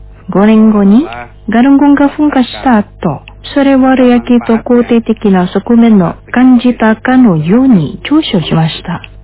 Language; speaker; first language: Japanese; non-native, fluent; Indonesian